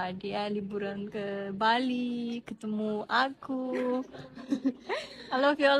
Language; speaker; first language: Indonesian; non-native, fluent; Russian